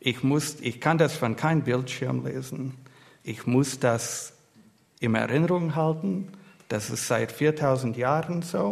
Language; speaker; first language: German; non-native, fluent; English